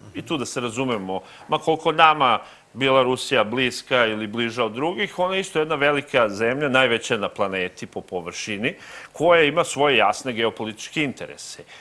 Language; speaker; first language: Serbian; native; Serbian